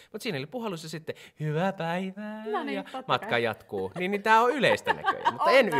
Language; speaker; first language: Finnish; native; Finnish